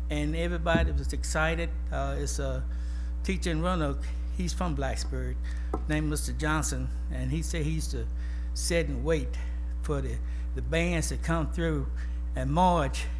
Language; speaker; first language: English; native; English